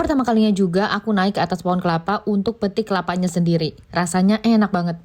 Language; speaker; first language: Indonesian; native; Indonesian